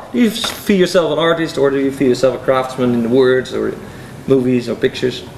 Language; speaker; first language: English; non-native, fluent; Dutch